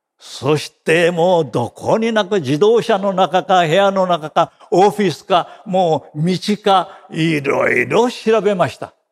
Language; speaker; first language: Japanese; native; Japanese